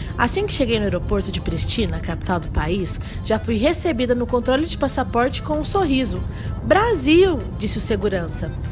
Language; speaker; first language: Portuguese; native; Portuguese